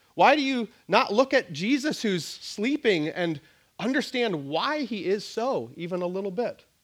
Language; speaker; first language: English; native; English